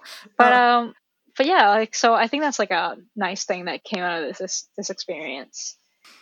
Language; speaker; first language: English; non-native, local second language; Cantonese